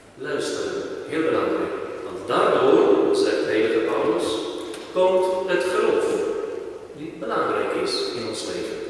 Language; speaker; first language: Dutch; non-native, fluent; Polish